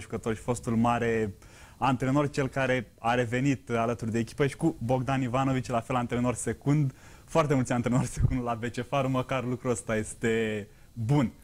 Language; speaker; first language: Romanian; native; Romanian